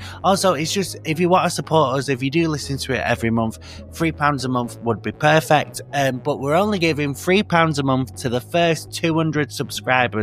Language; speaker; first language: English; native; English